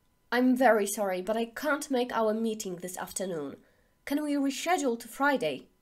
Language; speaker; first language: English; non-native, fluent; Polish